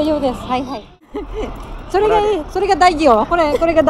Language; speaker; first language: Japanese; non-native, learner; Filipino